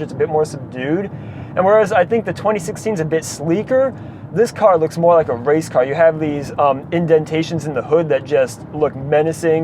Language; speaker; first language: English; native; English